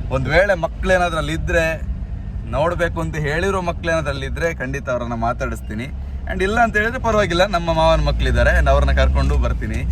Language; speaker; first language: Kannada; non-native, local second language; Tulu